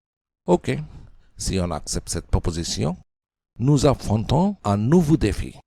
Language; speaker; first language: French; non-native, fluent; Bangla